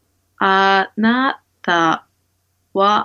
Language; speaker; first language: Japanese; non-native, learner; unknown